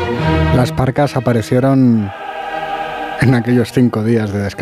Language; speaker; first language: Spanish; native; Spanish